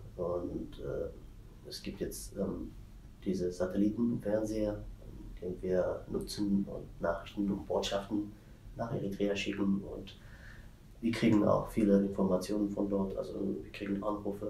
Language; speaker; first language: German; non-native, fluent; Tigrinya